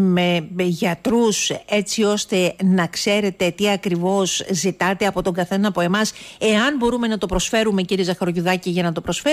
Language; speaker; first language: Greek; native; Greek